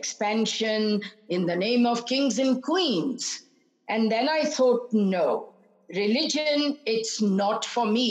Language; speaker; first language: English; non-native, local second language; Punjabi